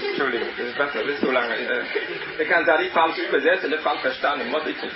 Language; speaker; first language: German; non-native, learner; Vietnamese